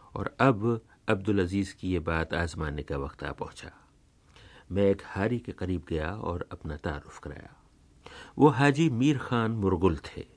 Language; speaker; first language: Urdu; native; Urdu